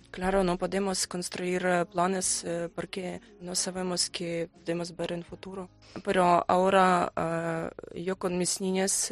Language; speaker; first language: Spanish; non-native, learner; Ukrainian